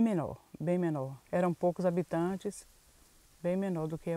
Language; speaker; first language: Portuguese; native; Portuguese